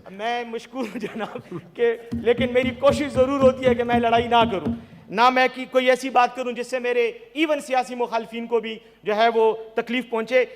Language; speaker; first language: Urdu; non-native, local second language; Pashto